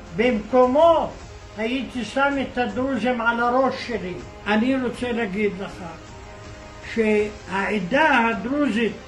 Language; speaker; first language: Hebrew; non-native, local second language; Arabic